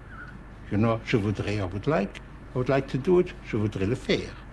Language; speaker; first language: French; non-native, fluent; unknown